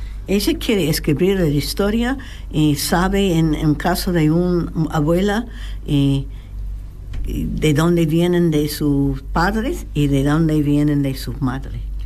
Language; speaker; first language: Spanish; non-native, fluent; English